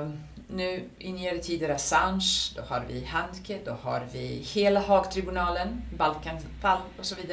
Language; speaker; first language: Swedish; non-native, fluent; Serbian